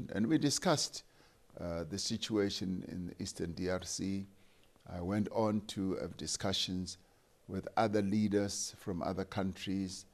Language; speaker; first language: English; non-native, local second language; Venda